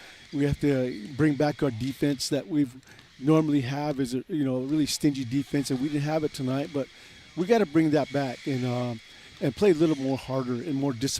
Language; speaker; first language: English; native; English